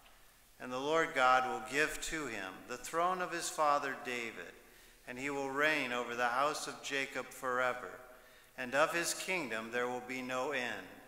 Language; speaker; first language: English; native; English